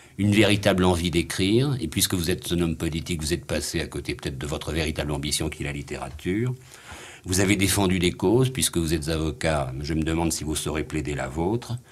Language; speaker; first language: French; native; French